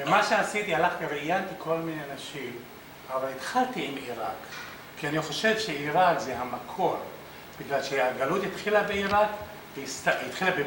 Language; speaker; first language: Hebrew; early bilingual, other home language; Arabic